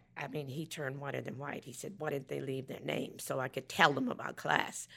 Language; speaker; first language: English; native; English